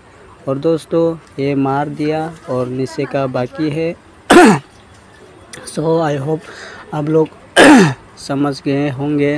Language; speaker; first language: Hindi; non-native, local second language; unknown